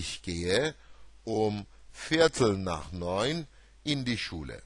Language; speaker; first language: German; non-native, fluent; Turkish